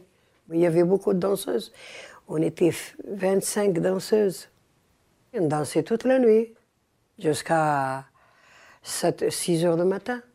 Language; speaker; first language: French; early bilingual, other home language; Arabic